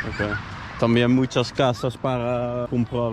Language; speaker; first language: Spanish; non-native, learner; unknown